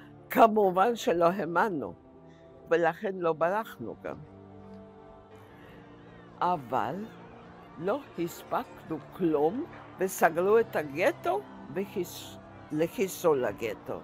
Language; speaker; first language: Hebrew; non-native, fluent; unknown